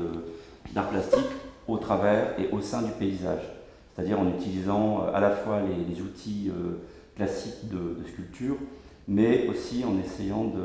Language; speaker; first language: French; native; French